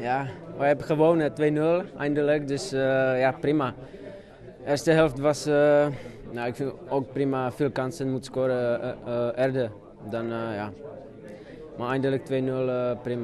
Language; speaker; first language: Dutch; non-native, learner; Czech